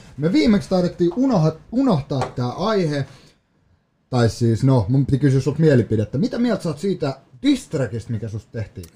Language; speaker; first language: Finnish; native; Finnish